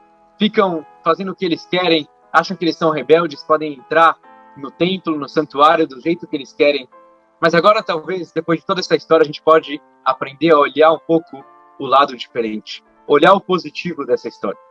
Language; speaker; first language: Portuguese; native; Portuguese